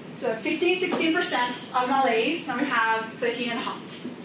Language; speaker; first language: English; non-native, fluent; Indonesian